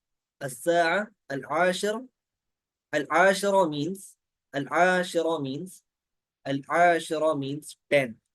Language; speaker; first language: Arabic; non-native, learner; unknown